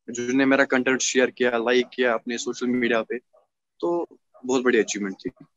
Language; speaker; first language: Hindi; native; Hindi